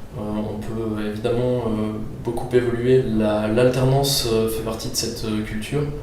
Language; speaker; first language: French; native; French